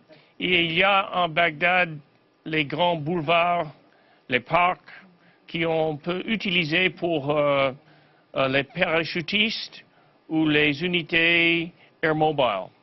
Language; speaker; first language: French; non-native, fluent; English